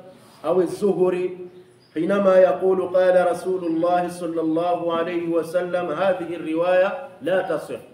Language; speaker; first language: Arabic; non-native, fluent; Swahili